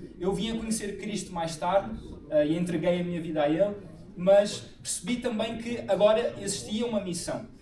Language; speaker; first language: Portuguese; native; Portuguese